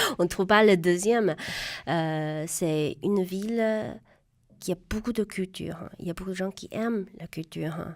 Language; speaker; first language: French; non-native, fluent; Chinese